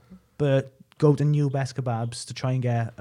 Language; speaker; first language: English; native; English